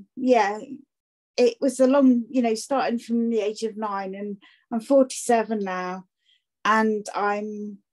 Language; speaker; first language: English; native; English